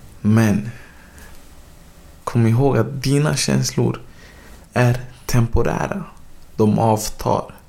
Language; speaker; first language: Swedish; early bilingual, other home language; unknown